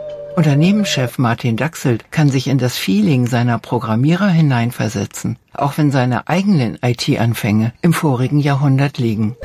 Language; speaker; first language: German; native; German